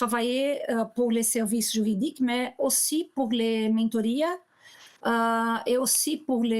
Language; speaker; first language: French; non-native, learner; Portuguese